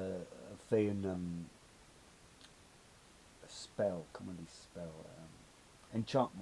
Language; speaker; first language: French; non-native, learner; English